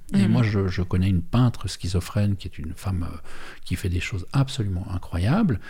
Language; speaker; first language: French; native; French